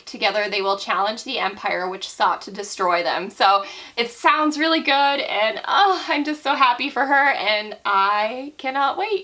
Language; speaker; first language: English; native; English